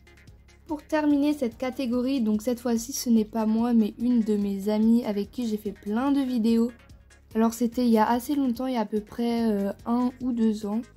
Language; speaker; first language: French; native; French